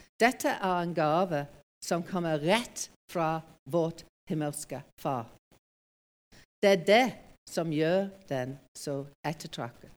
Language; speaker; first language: Norwegian; non-native, fluent; English